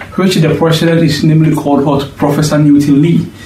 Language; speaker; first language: English; non-native, local second language; Akan